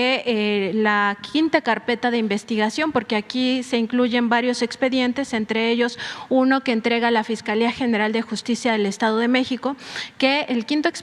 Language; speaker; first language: Spanish; native; Spanish